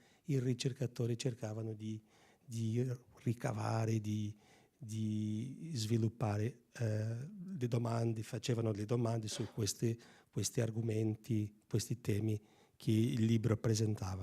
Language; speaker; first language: Italian; non-native, fluent; Portuguese